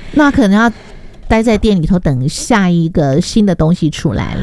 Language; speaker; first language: Chinese; native; Chinese